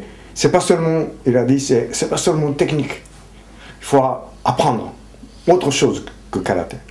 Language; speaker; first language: French; non-native, fluent; Japanese